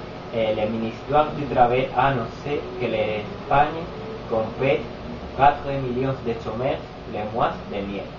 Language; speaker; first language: French; non-native, learner; Spanish